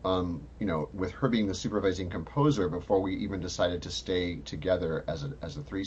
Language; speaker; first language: English; native; English